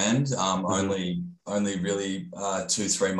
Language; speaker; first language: English; native; English